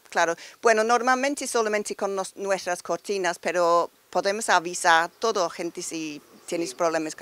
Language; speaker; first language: Spanish; non-native, learner; English